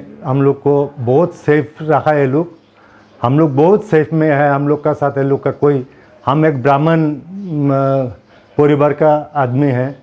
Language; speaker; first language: Hindi; non-native, local second language; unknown